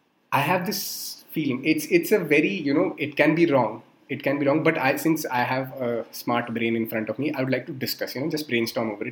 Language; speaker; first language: English; non-native, local second language; Hindi